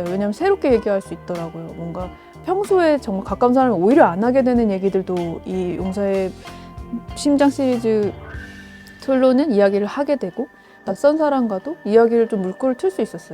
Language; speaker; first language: Korean; native; Korean